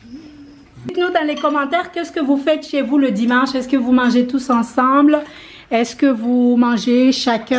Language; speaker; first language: French; native; French